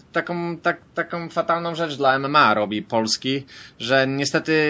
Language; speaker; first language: Polish; native; Polish